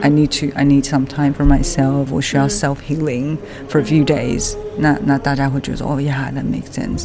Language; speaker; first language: English; non-native, fluent; Chinese